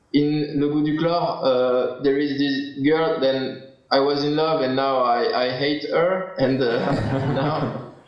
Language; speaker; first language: English; non-native, learner; French